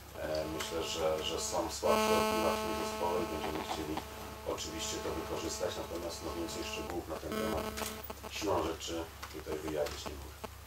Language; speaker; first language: Polish; native; Polish